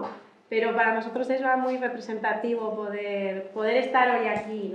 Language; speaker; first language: Spanish; native; Spanish